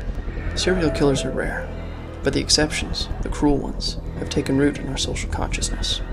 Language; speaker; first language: English; native; English